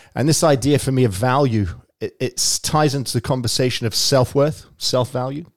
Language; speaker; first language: English; native; English